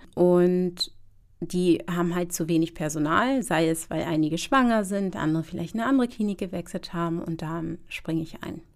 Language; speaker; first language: German; native; German